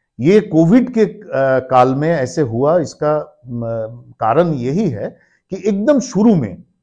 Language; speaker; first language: Hindi; non-native, local second language; Bangla